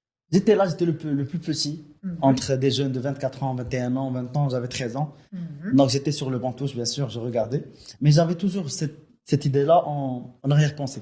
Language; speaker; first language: French; non-native, local second language; Arabic